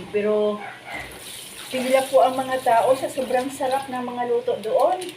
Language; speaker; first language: Filipino; native; Filipino